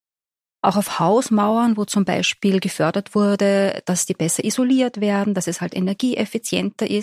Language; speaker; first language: German; native; German